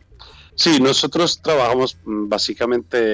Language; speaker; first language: Spanish; non-native, learner; Italian